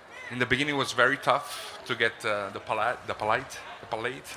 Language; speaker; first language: English; non-native, fluent; Italian